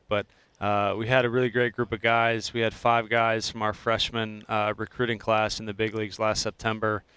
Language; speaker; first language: English; native; English